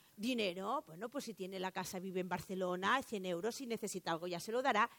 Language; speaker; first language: Spanish; non-native, local second language; Catalan